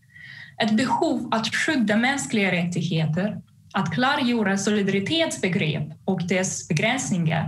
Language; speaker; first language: Swedish; non-native, fluent; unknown